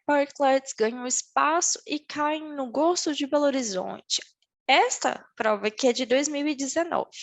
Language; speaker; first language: Portuguese; native; Portuguese